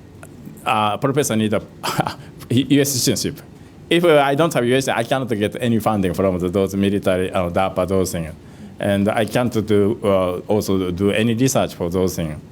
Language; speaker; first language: English; non-native, fluent; Japanese